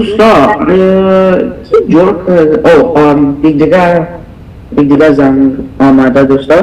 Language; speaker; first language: Persian; early bilingual, heritage; Persian